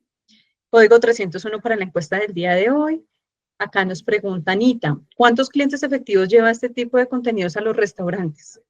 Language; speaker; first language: Spanish; native; Spanish